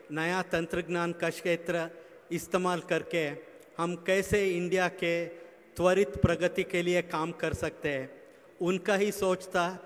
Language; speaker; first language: Hindi; non-native, local second language; Kannada